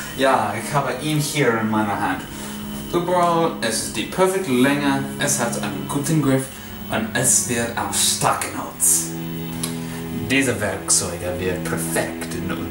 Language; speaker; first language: German; non-native, learner; English